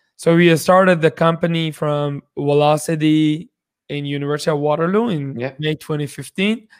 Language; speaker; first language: English; non-native, fluent; Persian